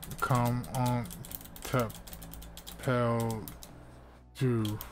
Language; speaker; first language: French; non-native, learner; English